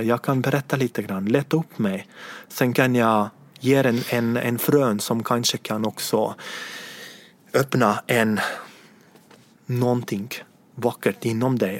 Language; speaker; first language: Swedish; non-native, fluent; Estonian